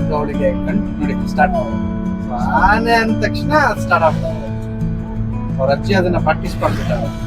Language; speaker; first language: Kannada; non-native, local second language; Tulu